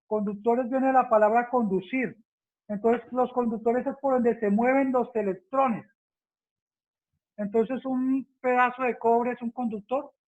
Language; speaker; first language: Spanish; native; Spanish